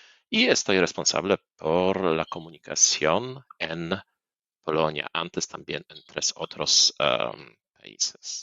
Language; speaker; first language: Spanish; non-native, fluent; Polish